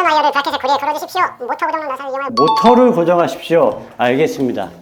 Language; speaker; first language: Korean; native; Korean